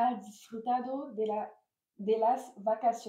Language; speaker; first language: Spanish; non-native, learner; French